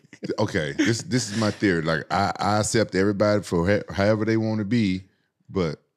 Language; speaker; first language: English; native; English